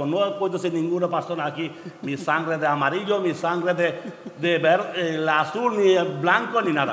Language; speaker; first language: Spanish; non-native, learner; Bangla